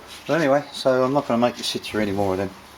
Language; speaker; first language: English; native; English